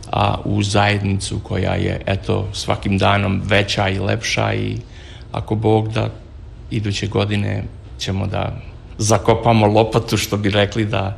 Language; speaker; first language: Serbian; native; Serbian